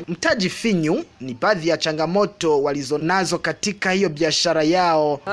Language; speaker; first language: Swahili; non-native, local second language; Rundi